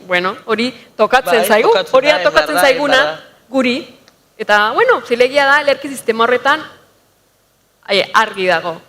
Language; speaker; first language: Basque; non-native, fluent; Spanish